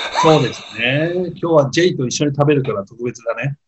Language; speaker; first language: Japanese; native; Japanese